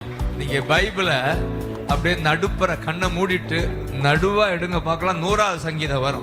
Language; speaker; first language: Tamil; native; Tamil